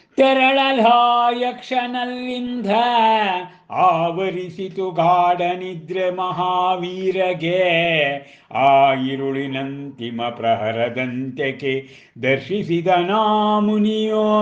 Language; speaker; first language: Kannada; native; Kannada